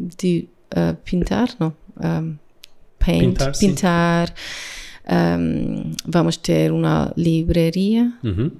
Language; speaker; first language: Portuguese; non-native, learner; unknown